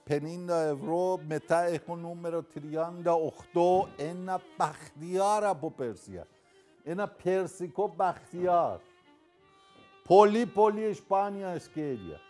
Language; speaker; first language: Greek; non-native, learner; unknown